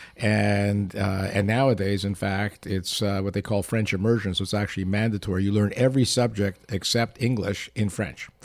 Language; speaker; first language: English; early bilingual, other home language; Yiddish